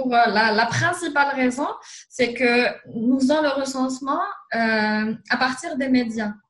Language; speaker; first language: French; non-native, local second language; Arabic